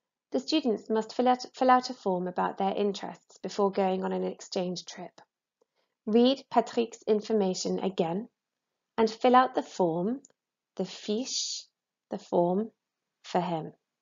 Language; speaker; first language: English; native; English